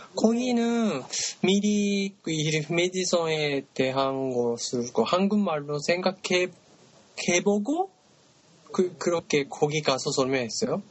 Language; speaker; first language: Korean; non-native, learner; Japanese